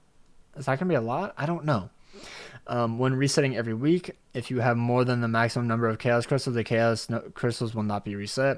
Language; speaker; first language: English; native; English